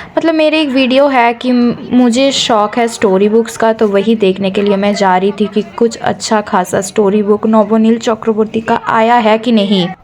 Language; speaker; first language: Hindi; non-native, local second language; Bangla